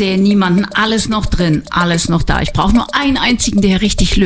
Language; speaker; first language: German; native; German